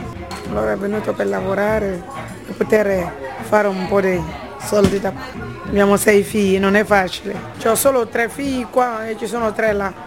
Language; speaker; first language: Italian; non-native, fluent; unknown